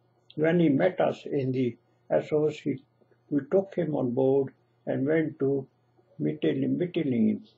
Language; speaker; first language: English; non-native, local second language; Punjabi